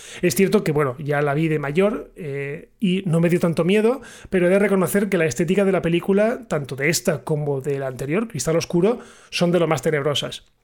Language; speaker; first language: Spanish; native; Spanish